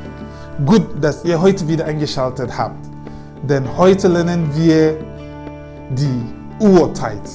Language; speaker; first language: German; non-native, fluent; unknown